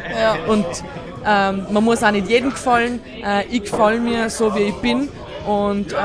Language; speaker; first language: German; native; German